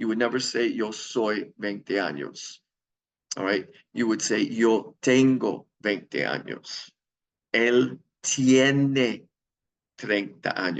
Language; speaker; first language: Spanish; non-native, fluent; English